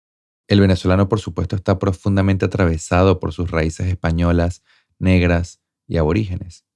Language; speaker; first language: Spanish; native; Spanish